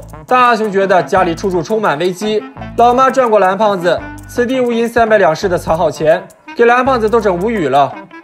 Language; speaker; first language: Chinese; native; Chinese